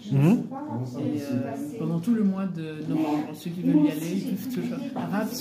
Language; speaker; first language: French; early bilingual, other home language; Spanish